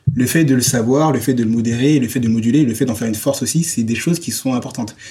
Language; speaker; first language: French; native; French